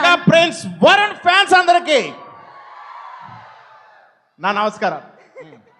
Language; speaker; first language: Telugu; native; Telugu